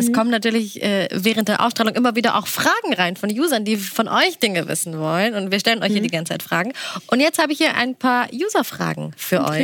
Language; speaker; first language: German; native; German